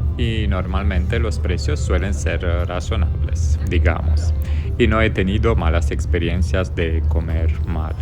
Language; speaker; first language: Spanish; non-native, fluent; Romanian